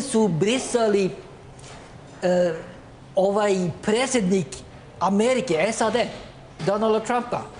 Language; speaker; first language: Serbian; non-native, learner; Norwegian